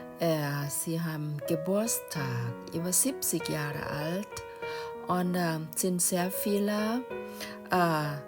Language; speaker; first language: German; non-native, learner; Thai